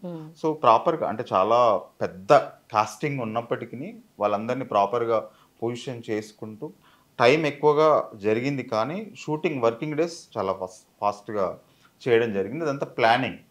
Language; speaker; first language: Telugu; native; Telugu